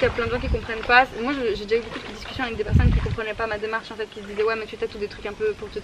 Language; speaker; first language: French; native; French